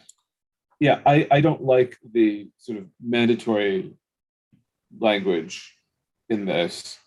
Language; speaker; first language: English; native; English